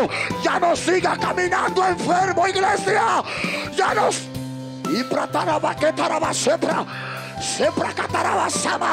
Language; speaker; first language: Spanish; native; Spanish